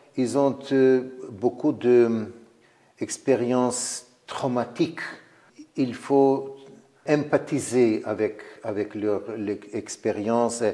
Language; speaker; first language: French; non-native, fluent; Ukrainian